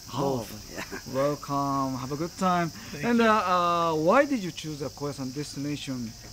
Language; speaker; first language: English; non-native, learner; Japanese